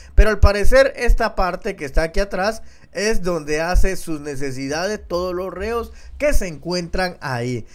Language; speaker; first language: Spanish; native; Spanish